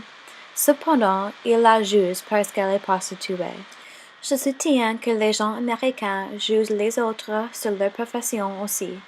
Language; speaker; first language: French; non-native, learner; English